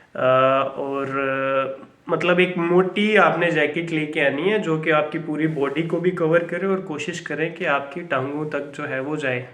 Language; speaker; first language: Urdu; non-native, local second language; Punjabi